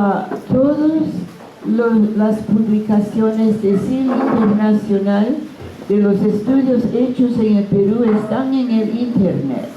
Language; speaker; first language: Spanish; non-native, fluent; English